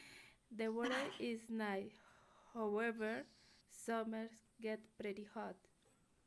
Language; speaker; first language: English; non-native, learner; Spanish